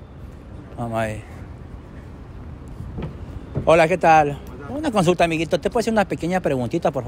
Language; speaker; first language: Spanish; native; Spanish